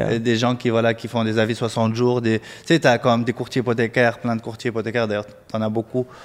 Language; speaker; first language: French; non-native, local second language; Arabic